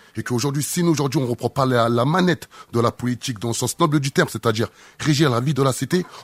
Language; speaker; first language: French; native; French